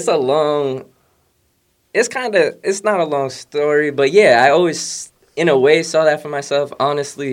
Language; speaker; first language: English; native; English